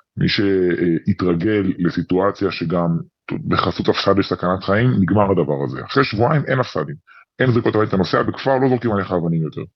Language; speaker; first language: Hebrew; native; Hebrew